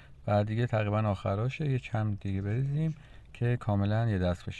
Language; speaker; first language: Persian; native; Persian